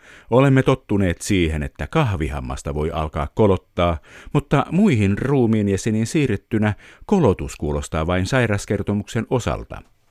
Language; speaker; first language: Finnish; native; Finnish